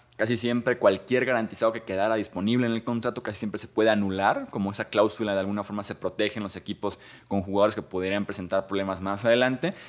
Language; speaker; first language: Spanish; native; Spanish